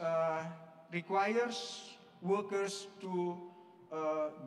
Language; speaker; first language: English; non-native, learner; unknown